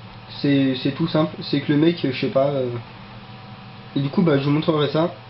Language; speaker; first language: French; native; French